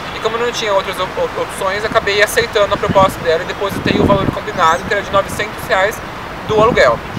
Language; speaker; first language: Portuguese; native; Portuguese